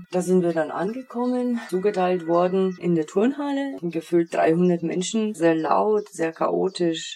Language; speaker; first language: German; early bilingual, other home language; Polish